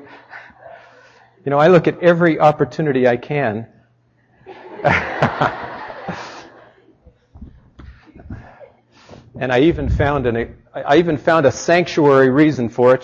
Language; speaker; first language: English; native; English